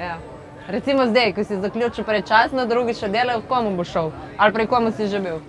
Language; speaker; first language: Slovenian; native; Slovenian